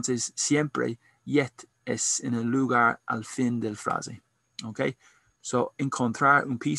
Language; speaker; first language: Spanish; non-native, learner; English